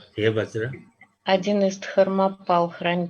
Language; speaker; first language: Russian; native; Russian